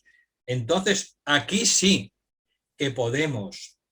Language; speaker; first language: Spanish; native; Spanish